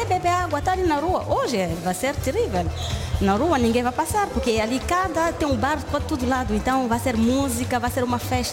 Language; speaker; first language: Portuguese; non-native, learner; Lingala